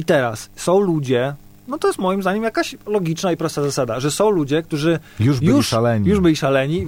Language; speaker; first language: Polish; native; Polish